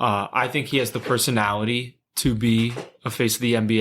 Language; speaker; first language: English; native; English